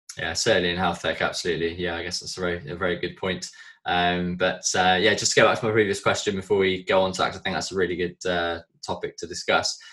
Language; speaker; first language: English; native; English